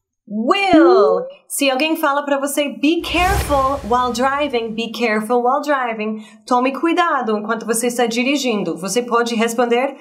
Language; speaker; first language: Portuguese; non-native, fluent; English